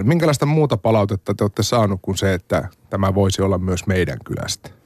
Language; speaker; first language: Finnish; native; Finnish